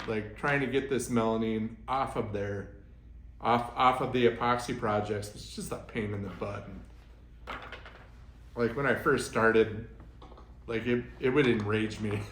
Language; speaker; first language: English; native; English